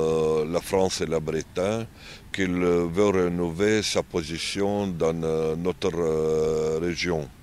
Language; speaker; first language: French; non-native, learner; Arabic